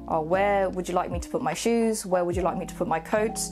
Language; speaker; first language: English; non-native, fluent; Korean